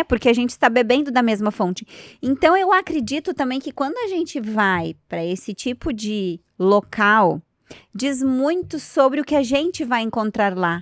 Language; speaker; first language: Portuguese; native; Portuguese